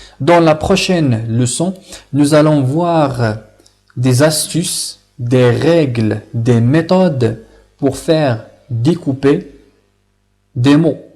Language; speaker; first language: French; non-native, local second language; Arabic